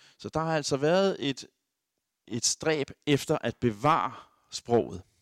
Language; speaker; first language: Danish; native; Danish